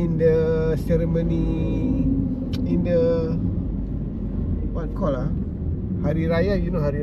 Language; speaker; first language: English; non-native, learner; Malay